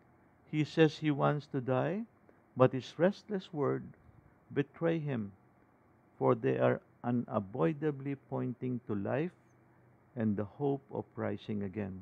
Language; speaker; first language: English; non-native, local second language; Filipino